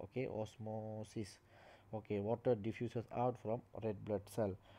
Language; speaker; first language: English; non-native, local second language; Tamil